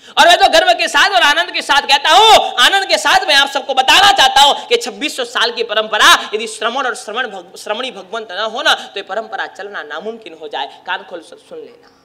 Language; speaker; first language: Hindi; non-native, local second language; Gujarati